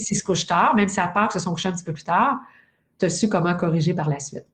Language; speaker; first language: French; native; French